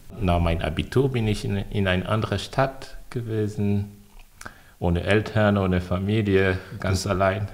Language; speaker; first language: German; non-native, fluent; French